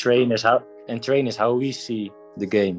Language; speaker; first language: English; non-native, fluent; Dutch